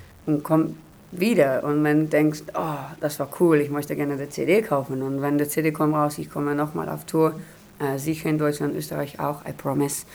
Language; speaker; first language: German; non-native, learner; Hebrew